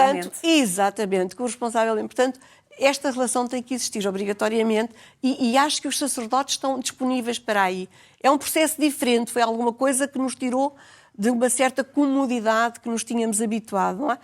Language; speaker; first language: Portuguese; native; Portuguese